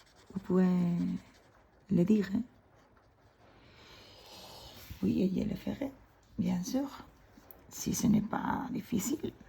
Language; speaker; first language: French; non-native, fluent; Spanish